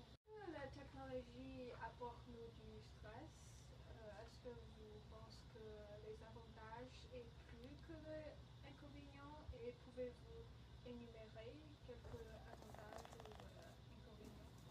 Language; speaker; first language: French; non-native, learner; English